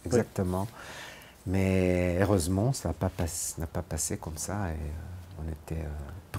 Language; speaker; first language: French; non-native, fluent; Hebrew